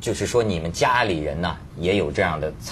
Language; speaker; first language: Chinese; native; Chinese